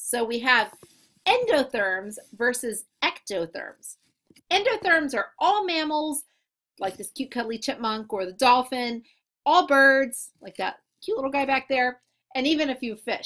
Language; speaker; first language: English; native; English